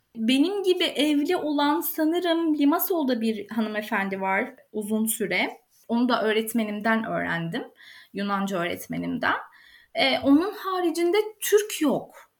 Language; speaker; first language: Turkish; native; Turkish